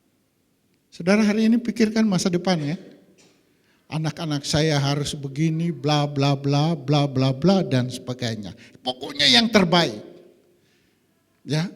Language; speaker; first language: Indonesian; native; Indonesian